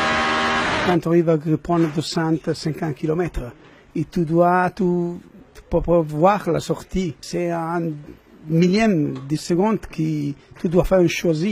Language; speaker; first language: French; non-native, learner; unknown